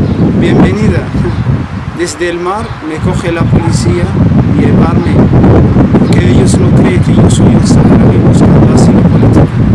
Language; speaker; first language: Spanish; non-native, learner; Arabic